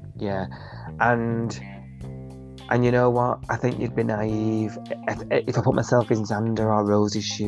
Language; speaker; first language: English; native; English